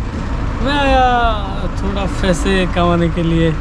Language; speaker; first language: Hindi; non-native, learner; Bangla